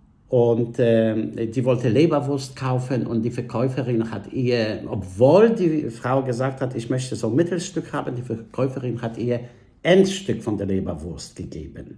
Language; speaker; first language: German; non-native, fluent; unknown